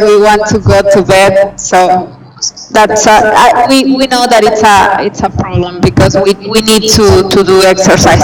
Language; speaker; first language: English; non-native, fluent; Spanish